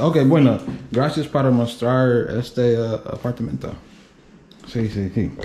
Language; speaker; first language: Spanish; non-native, learner; English